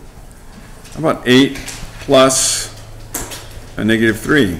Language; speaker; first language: English; native; English